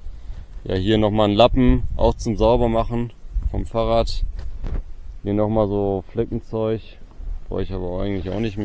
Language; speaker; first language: German; native; German